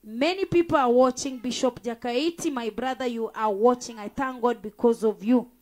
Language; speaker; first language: English; non-native, local second language; Swahili